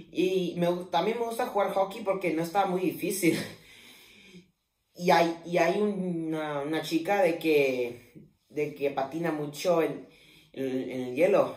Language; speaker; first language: Spanish; early bilingual, heritage; Spanish